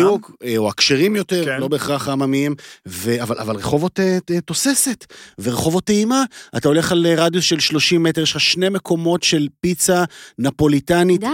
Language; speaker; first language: Hebrew; native; Hebrew